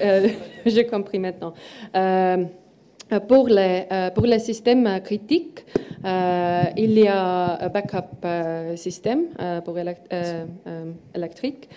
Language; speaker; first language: French; non-native, learner; Estonian